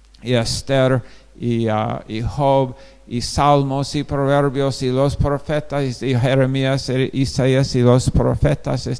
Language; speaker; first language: Spanish; non-native, fluent; English